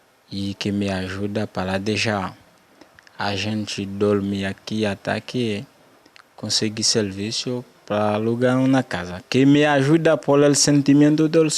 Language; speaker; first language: Portuguese; non-native, learner; Haitian Creole